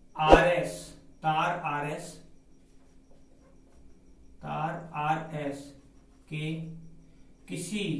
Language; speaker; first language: Hindi; native; Hindi